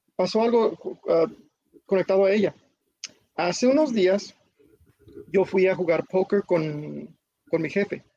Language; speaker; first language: Spanish; early bilingual, heritage; Spanish